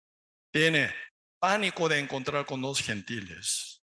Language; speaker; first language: Spanish; non-native, learner; Korean